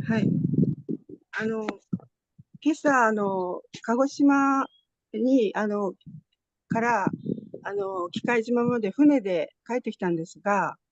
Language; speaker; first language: Japanese; native; Japanese